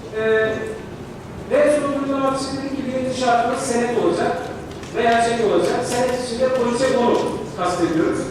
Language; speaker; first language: Turkish; native; Turkish